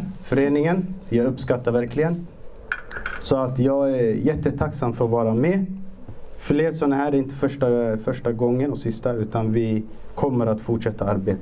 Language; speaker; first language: Swedish; early bilingual, other home language; Somali